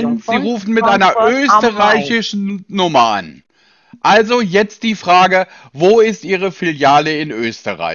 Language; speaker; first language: German; native; German